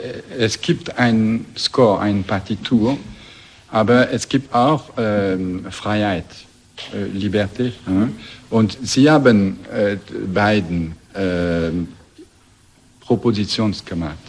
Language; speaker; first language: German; non-native, learner; French